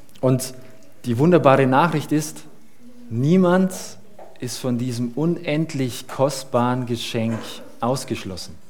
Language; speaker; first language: German; early bilingual, other home language; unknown